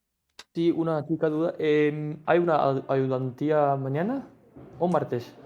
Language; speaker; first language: Spanish; non-native, fluent; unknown